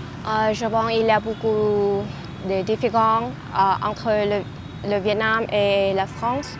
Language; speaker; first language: French; non-native, learner; Vietnamese